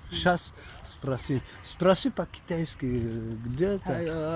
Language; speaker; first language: Russian; non-native, local second language; Tajik